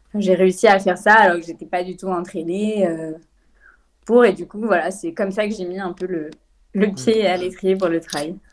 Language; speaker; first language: French; native; French